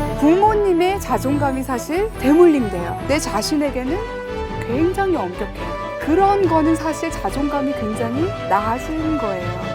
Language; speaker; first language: Korean; early bilingual, heritage; Korean